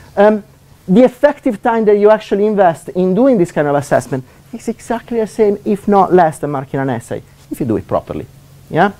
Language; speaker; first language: English; non-native, fluent; Italian